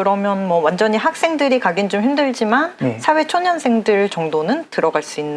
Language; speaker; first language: Korean; native; Korean